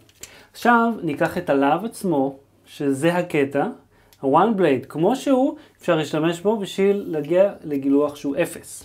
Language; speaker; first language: Hebrew; native; Hebrew